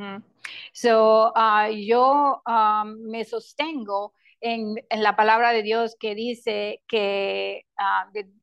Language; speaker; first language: Spanish; non-native, local second language; English